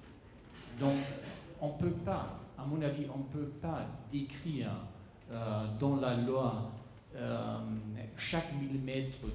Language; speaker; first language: French; non-native, fluent; German